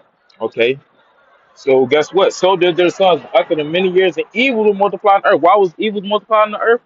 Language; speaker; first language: English; native; English